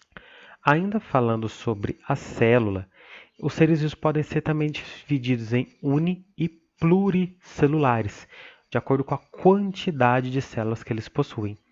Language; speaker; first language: Portuguese; native; Portuguese